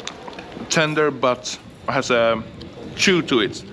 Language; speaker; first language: English; non-native, fluent; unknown